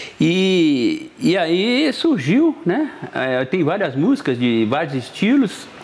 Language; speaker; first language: Portuguese; native; Portuguese